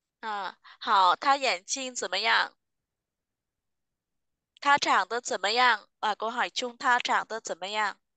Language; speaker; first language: Chinese; non-native, fluent; Vietnamese